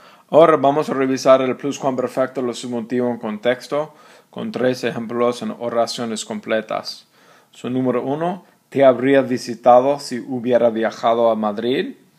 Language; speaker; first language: Spanish; non-native, fluent; English